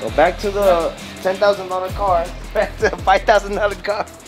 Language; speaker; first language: English; early bilingual, other home language; Spanish